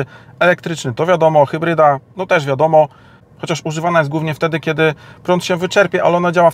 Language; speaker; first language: Polish; native; Polish